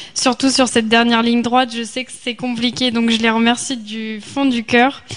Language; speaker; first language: French; native; French